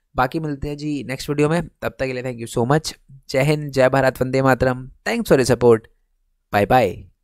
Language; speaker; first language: Hindi; native; Hindi